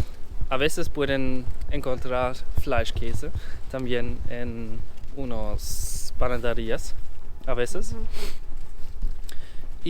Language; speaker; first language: Spanish; non-native, learner; German